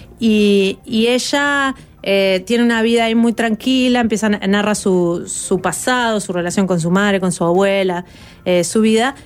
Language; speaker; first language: Spanish; native; Spanish